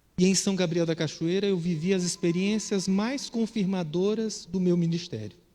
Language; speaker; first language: Portuguese; native; Portuguese